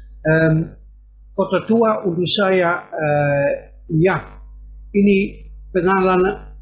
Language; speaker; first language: Indonesian; non-native, fluent; Dutch